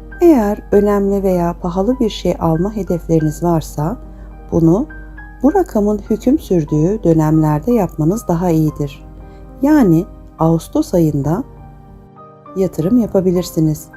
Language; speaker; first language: Turkish; native; Turkish